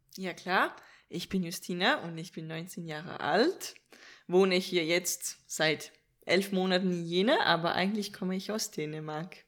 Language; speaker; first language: German; non-native, fluent; Danish